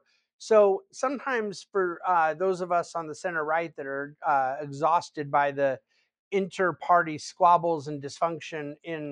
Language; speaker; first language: English; native; English